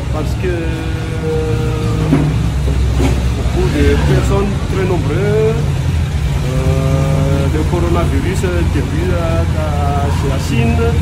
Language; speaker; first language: French; non-native, learner; Malagasy